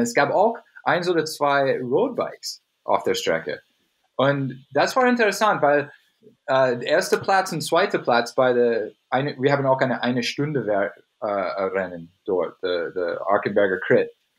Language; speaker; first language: German; non-native, fluent; English